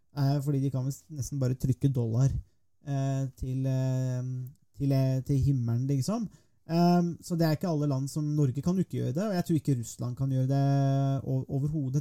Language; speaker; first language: Norwegian; native; Norwegian